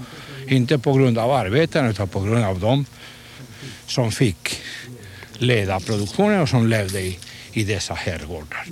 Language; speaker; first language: Swedish; non-native, fluent; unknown